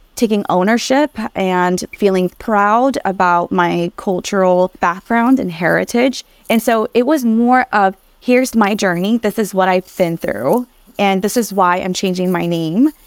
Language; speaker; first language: English; early bilingual, other home language; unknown